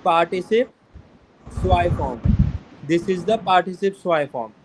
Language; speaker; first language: English; non-native, local second language; Hindi